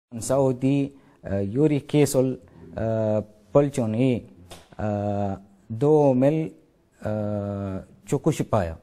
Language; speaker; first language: Korean; non-native, learner; Arabic